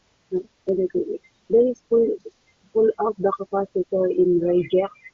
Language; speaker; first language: English; non-native, learner; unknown